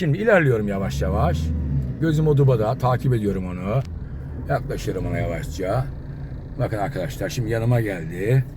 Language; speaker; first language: Turkish; native; Turkish